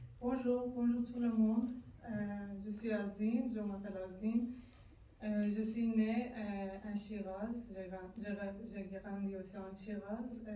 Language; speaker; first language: French; non-native, learner; Persian